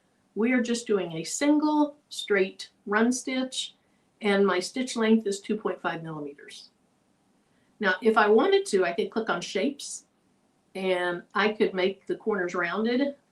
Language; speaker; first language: English; native; English